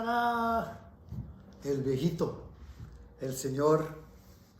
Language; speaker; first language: Spanish; early bilingual, heritage; Spanish